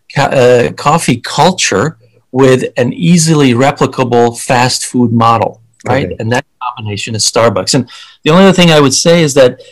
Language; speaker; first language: English; early bilingual, other home language; Hungarian